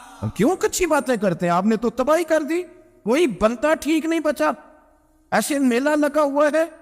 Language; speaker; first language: Urdu; non-native, local second language; Punjabi